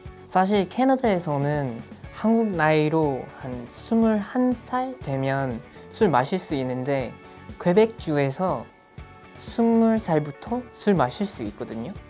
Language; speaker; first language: Korean; non-native, fluent; English